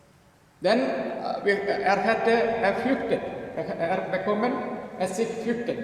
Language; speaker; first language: German; non-native, learner; Malayalam